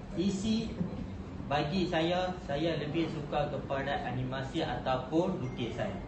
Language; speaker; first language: Malay; non-native, local second language; Tamil